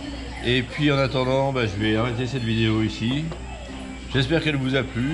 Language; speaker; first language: French; native; French